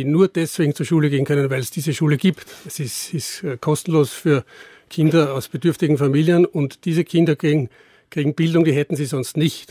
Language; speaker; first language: German; native; German